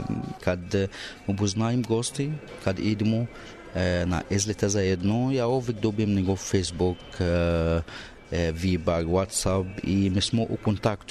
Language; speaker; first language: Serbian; non-native, learner; Arabic